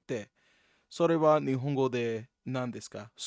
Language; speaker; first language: Japanese; non-native, learner; English